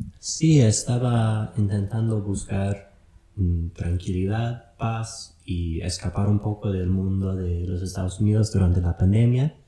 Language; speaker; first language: Spanish; non-native, fluent; English